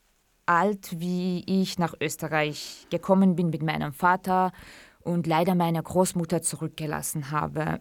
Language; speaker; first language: German; early bilingual, other home language; Central Kurdish